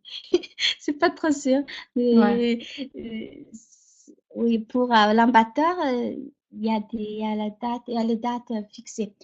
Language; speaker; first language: French; non-native, fluent; Mongolian